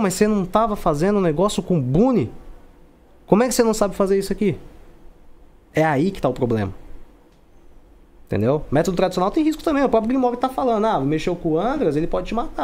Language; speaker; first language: Portuguese; native; Portuguese